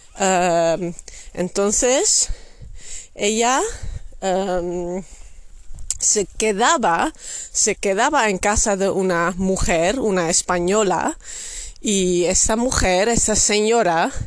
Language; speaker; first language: Spanish; non-native, fluent; Dutch